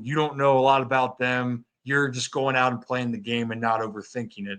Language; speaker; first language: English; native; English